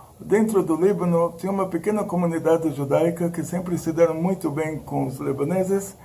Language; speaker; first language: Portuguese; early bilingual, other home language; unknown